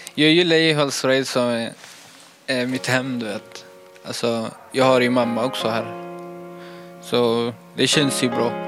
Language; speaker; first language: Swedish; non-native, fluent; Tigrinya